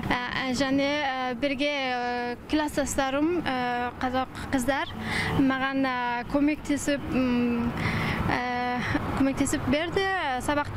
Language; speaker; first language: Kazakh; non-native, learner; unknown